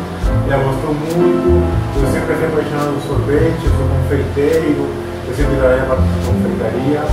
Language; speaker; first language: Portuguese; non-native, fluent; Spanish